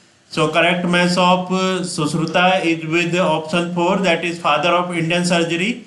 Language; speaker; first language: English; non-native, local second language; Hindi